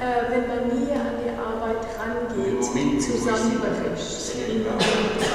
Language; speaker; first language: German; non-native, fluent; Persian